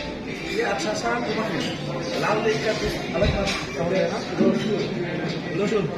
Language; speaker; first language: Hindi; non-native, learner; Bangla